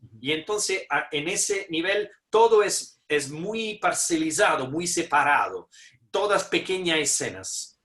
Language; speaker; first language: Spanish; non-native, fluent; Italian